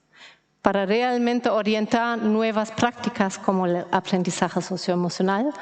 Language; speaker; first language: Spanish; non-native, fluent; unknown